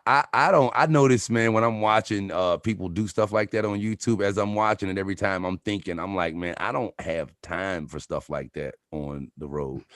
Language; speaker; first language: English; native; English